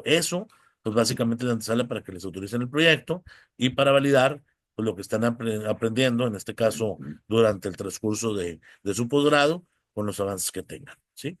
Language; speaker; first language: Spanish; native; Spanish